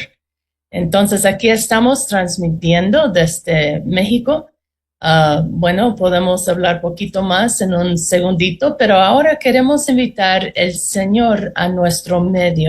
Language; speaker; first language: Spanish; non-native, fluent; English